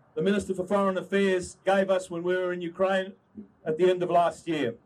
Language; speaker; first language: English; early bilingual, other home language; Ukrainian